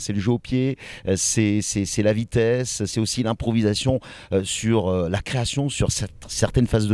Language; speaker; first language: French; native; French